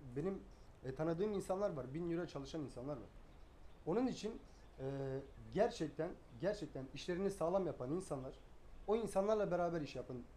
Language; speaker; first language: Turkish; native; Turkish